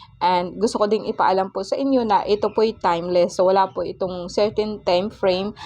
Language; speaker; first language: Filipino; non-native, local second language; Cebuano